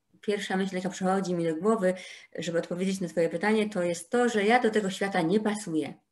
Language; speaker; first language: Polish; native; Polish